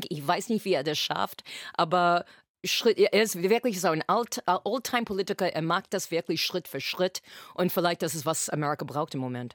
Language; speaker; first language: German; non-native, fluent; English